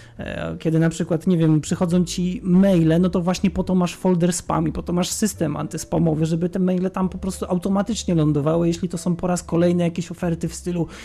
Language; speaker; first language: Polish; native; Polish